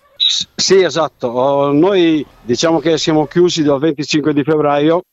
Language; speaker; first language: Italian; non-native, fluent; Macedonian